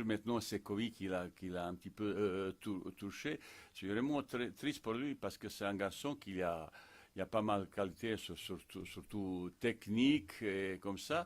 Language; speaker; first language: French; non-native, fluent; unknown